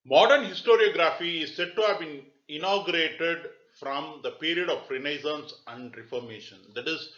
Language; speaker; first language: English; non-native, local second language; Tamil